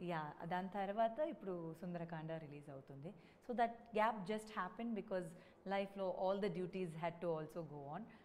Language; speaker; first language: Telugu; non-native, local second language; Tamil